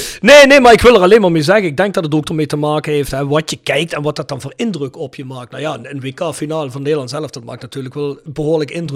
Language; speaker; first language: Dutch; native; Dutch